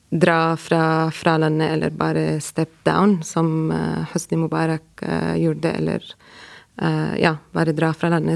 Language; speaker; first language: Norwegian; non-native, fluent; Arabic